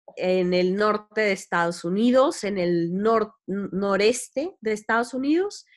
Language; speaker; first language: Spanish; native; Spanish